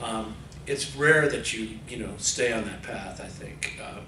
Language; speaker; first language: English; native; English